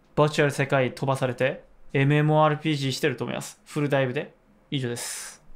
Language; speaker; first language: Japanese; non-native, fluent; Korean